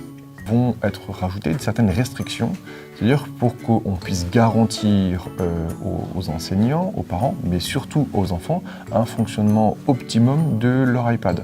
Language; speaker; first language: French; native; French